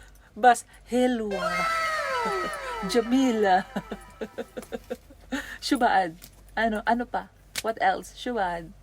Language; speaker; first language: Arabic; non-native, learner; Filipino